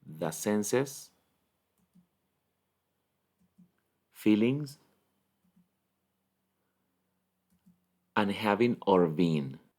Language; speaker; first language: English; non-native, fluent; Spanish